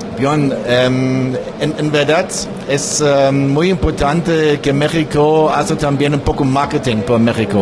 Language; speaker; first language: Spanish; non-native, learner; German